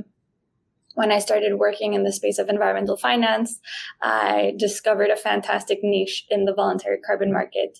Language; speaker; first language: English; non-native, fluent; Spanish